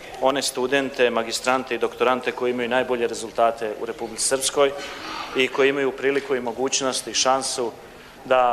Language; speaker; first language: Croatian; native; Croatian